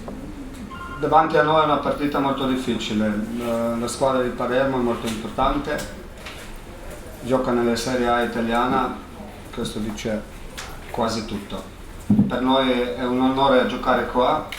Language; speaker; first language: Italian; non-native, fluent; Slovenian